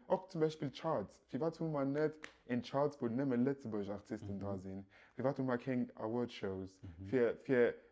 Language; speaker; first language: Luxembourgish; early bilingual, other home language; Yoruba